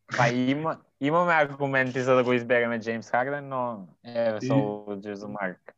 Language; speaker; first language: Macedonian; native; Macedonian